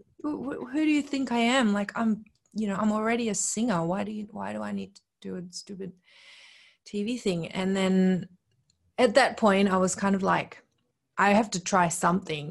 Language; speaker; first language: English; early bilingual, other home language; Korean